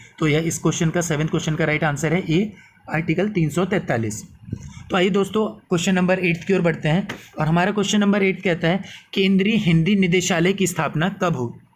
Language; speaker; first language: Hindi; native; Hindi